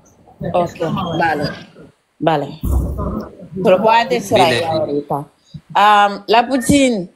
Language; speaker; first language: Spanish; non-native, learner; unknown